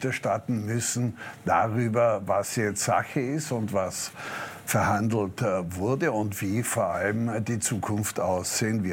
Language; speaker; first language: German; native; German